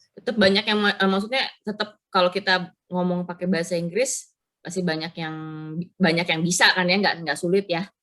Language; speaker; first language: Indonesian; native; Indonesian